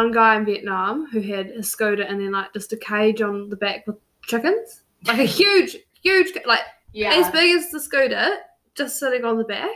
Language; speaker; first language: English; native; English